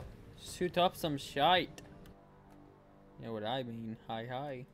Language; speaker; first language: English; native; English